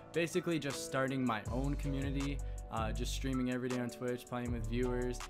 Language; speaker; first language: English; native; English